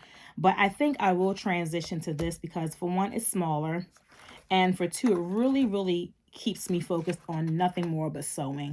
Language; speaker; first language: English; native; English